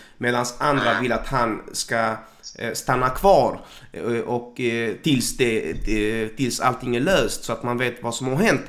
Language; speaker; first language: Swedish; native; Swedish